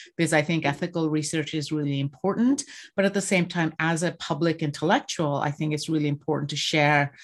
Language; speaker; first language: English; non-native, local second language; Bangla